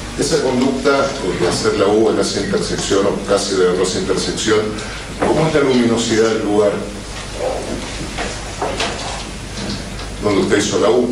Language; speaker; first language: Spanish; native; Spanish